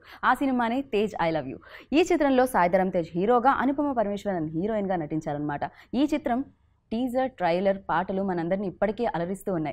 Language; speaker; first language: Telugu; native; Telugu